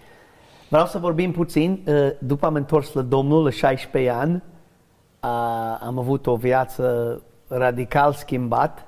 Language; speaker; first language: Romanian; non-native, learner; English